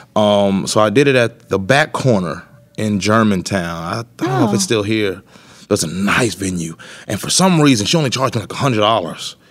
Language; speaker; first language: English; native; English